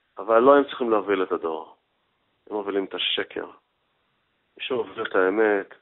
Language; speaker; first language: Hebrew; native; Hebrew